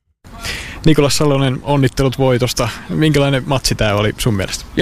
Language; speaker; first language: Finnish; native; Finnish